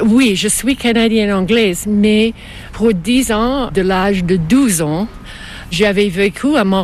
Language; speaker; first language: French; non-native, local second language; English